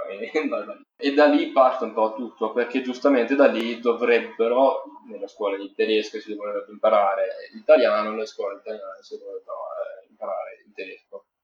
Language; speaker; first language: Italian; non-native, local second language; German